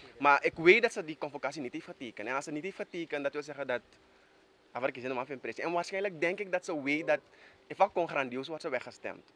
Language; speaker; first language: Dutch; native; Dutch